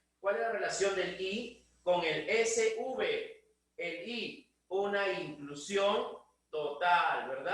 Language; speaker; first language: Spanish; native; Spanish